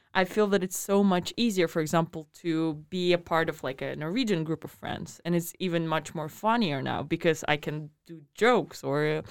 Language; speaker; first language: English; non-native, fluent; Russian